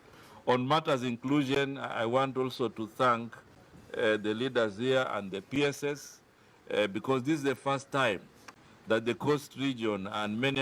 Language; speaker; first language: English; non-native, local second language; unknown